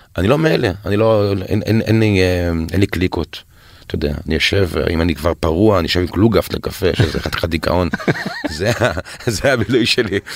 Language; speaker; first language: Hebrew; native; Hebrew